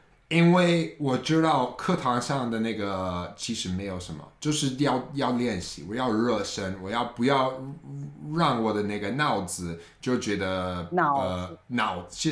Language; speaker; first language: Chinese; non-native, fluent; English